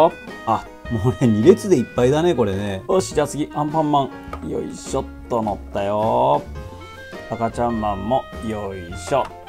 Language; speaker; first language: Japanese; native; Japanese